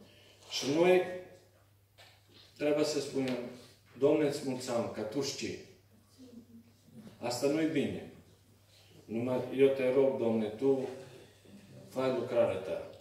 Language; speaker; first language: Romanian; non-native, learner; Serbian